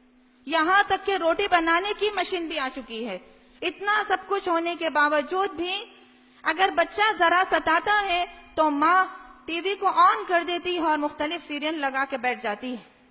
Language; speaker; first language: Urdu; native; Urdu